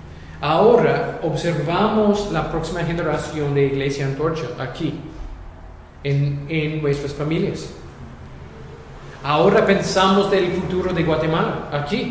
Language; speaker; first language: Spanish; non-native, fluent; English